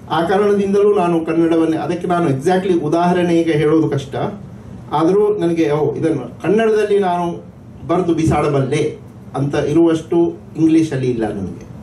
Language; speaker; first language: Kannada; non-native, local second language; Marathi